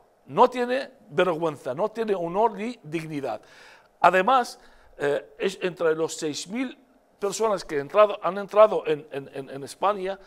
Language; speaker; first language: Spanish; non-native, fluent; Arabic